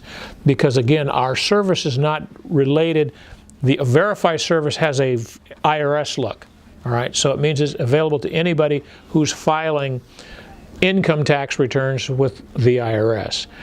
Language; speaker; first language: English; native; English